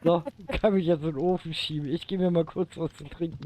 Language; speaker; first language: German; native; German